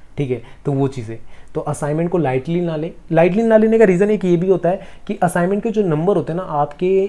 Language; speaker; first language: Hindi; native; Hindi